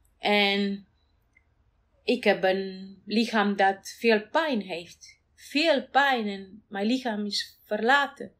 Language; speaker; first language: Dutch; non-native, fluent; Romanian